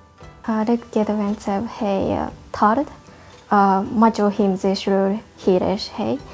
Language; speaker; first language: Hungarian; non-native, learner; Japanese